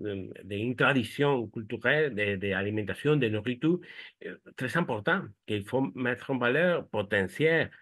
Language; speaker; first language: French; non-native, fluent; Spanish